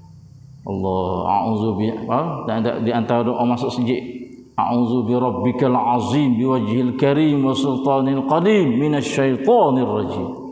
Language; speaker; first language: Malay; native; Malay